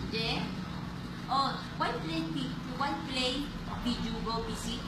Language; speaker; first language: English; non-native, learner; Spanish